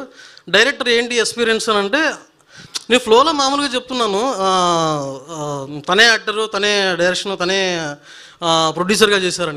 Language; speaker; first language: Telugu; native; Telugu